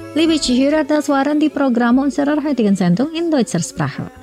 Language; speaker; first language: German; non-native, fluent; Indonesian